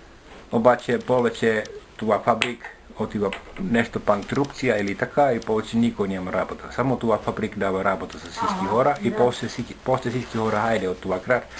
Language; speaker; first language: Bulgarian; non-native, learner; Finnish